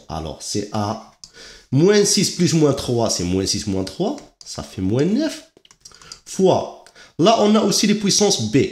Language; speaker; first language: French; non-native, local second language; Arabic